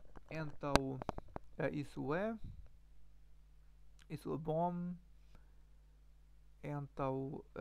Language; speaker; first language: Portuguese; non-native, learner; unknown